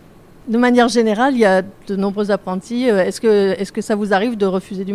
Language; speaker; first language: French; native; French